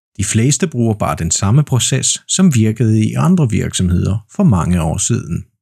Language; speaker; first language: Danish; non-native, fluent; Polish